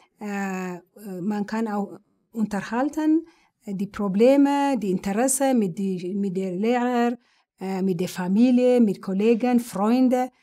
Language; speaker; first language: German; non-native, learner; Amharic